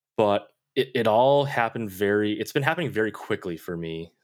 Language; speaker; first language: English; native; English